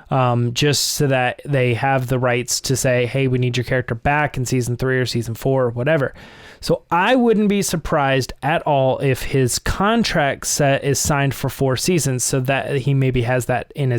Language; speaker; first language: English; native; English